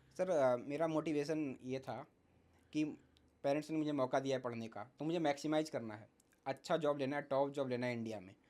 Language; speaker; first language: Hindi; native; Hindi